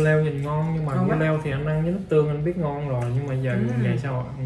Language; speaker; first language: Vietnamese; native; Vietnamese